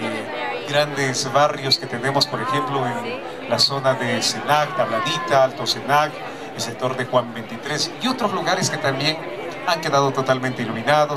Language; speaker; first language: Spanish; native; Spanish